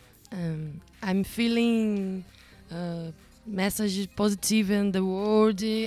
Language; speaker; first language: English; non-native, learner; Portuguese